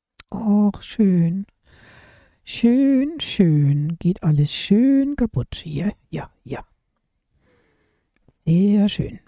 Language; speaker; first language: German; native; German